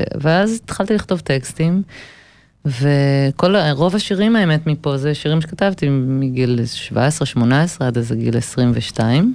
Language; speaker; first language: Hebrew; early bilingual, other home language; English